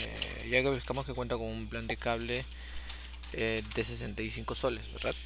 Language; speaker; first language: Spanish; native; Spanish